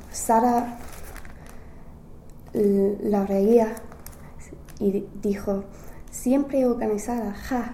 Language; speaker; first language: Spanish; non-native, learner; English